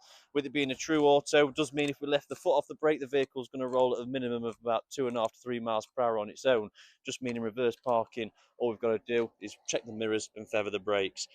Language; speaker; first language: English; native; English